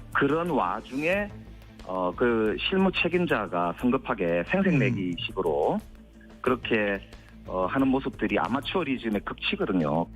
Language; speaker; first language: Korean; native; Korean